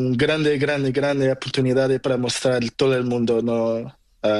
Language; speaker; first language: Spanish; non-native, learner; Portuguese